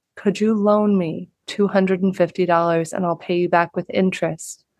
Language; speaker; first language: English; native; English